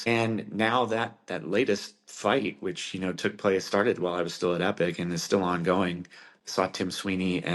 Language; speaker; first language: English; native; English